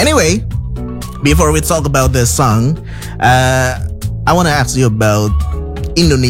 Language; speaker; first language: English; non-native, learner; Indonesian